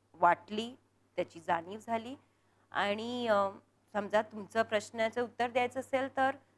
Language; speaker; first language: Marathi; non-native, local second language; Punjabi